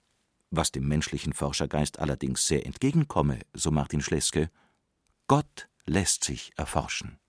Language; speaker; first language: German; native; German